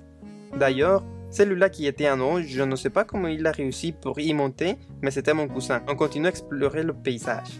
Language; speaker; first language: French; non-native, fluent; Spanish